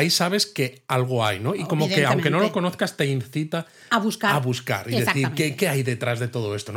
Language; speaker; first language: Spanish; native; Spanish